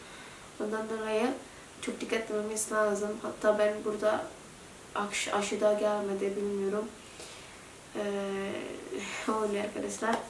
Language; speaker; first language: Turkish; non-native, learner; Indonesian